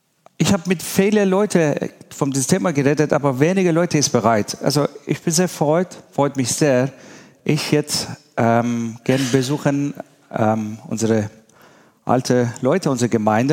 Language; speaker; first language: German; non-native, learner; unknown